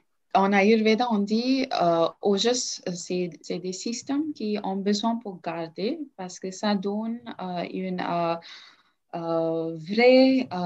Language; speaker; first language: French; non-native, learner; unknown